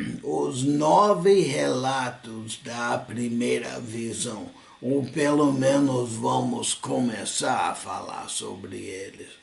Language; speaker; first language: Portuguese; non-native, fluent; English